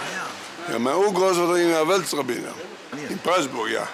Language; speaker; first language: German; non-native, learner; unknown